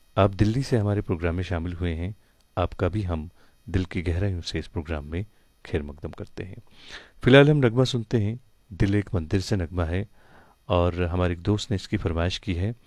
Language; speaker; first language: Hindi; non-native, local second language; Kashmiri